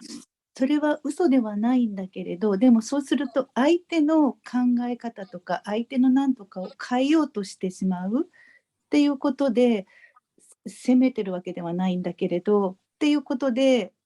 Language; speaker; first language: Japanese; native; Japanese